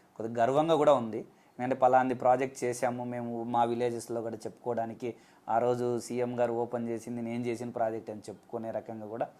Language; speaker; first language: Telugu; native; Telugu